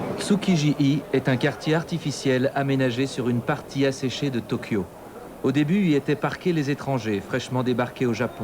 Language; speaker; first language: French; native; French